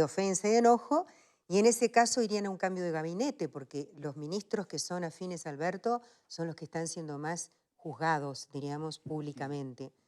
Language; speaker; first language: Spanish; native; Spanish